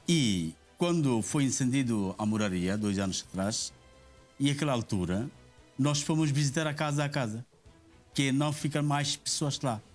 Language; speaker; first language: Portuguese; non-native, learner; Bangla